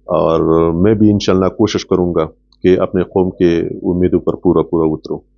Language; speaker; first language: Urdu; non-native, local second language; Pashto